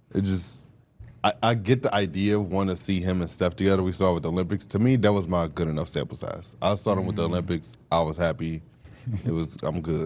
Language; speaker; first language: English; native; English